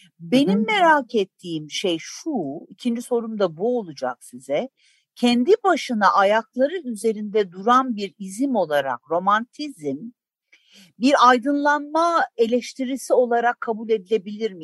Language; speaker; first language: Turkish; native; Turkish